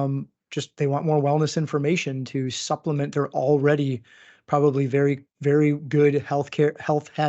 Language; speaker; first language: English; native; English